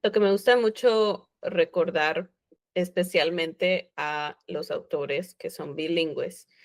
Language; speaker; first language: Spanish; native; Spanish